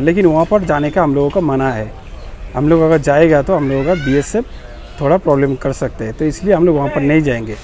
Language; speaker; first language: Hindi; non-native, local second language; Bangla